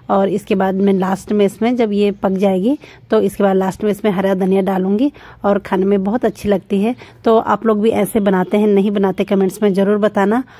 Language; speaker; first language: Hindi; native; Hindi